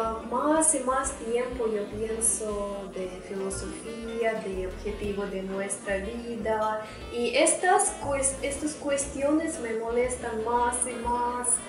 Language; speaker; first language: Spanish; non-native, fluent; Russian